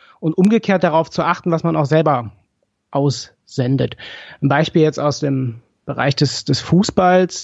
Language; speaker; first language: German; native; German